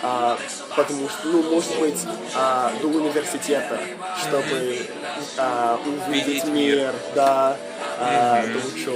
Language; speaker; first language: Russian; non-native, fluent; English